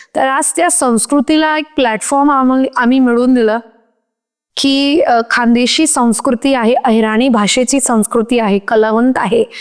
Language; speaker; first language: Marathi; non-native, local second language; Hindi